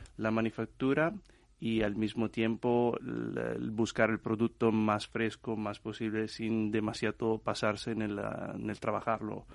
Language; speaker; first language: Spanish; non-native, fluent; Italian